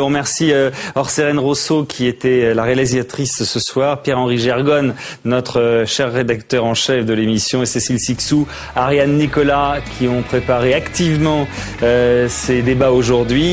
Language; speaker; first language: French; native; French